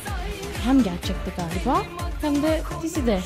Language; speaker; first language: Turkish; non-native, learner; German